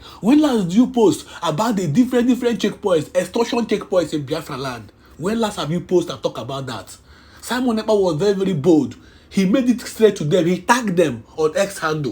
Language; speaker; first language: English; non-native, local second language; Igbo